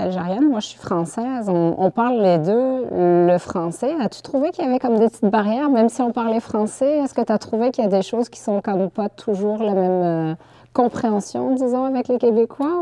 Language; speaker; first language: French; native; French